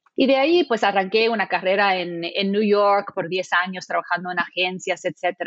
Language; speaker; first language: Spanish; non-native, fluent; English